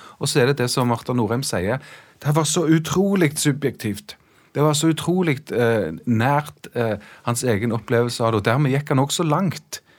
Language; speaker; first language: Norwegian; native; Norwegian